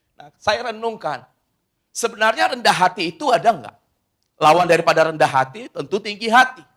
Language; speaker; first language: Indonesian; native; Indonesian